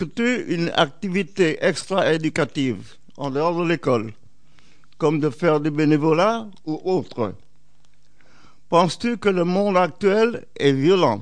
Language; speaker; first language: French; non-native, local second language; English